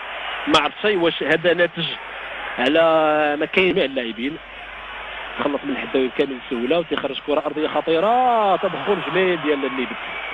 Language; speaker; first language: Arabic; native; Arabic